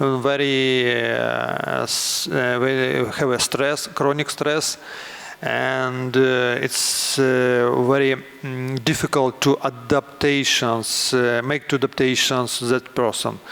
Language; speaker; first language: English; non-native, learner; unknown